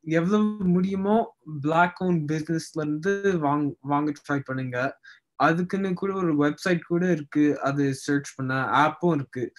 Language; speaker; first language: Tamil; early bilingual, heritage; Tamil